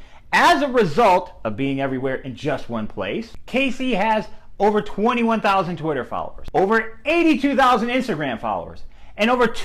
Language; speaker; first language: English; native; English